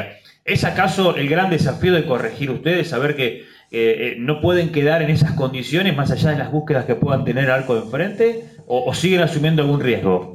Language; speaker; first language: Spanish; native; Spanish